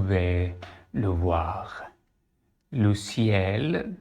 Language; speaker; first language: French; non-native, learner; Arabic